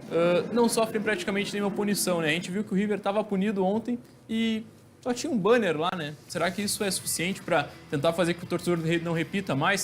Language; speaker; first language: Portuguese; native; Portuguese